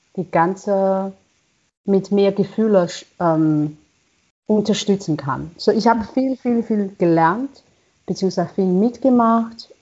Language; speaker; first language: German; non-native, fluent; Chinese